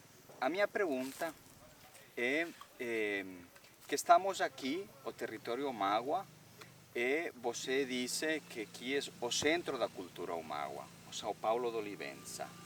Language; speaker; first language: Portuguese; non-native, learner; Spanish